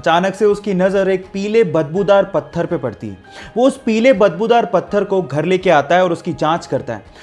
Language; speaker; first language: Hindi; native; Hindi